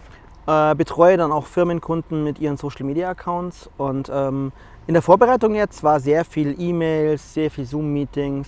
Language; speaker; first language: German; native; German